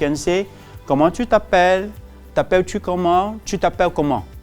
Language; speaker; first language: French; non-native, fluent; English